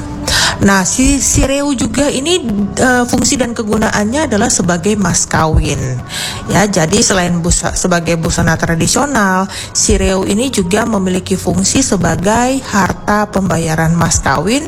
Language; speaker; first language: Indonesian; native; Indonesian